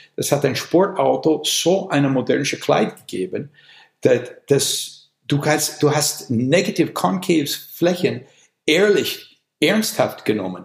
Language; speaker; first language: German; non-native, fluent; English